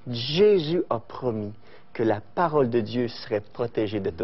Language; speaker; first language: French; native; French